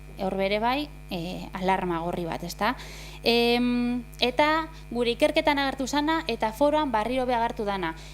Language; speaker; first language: Basque; native; Basque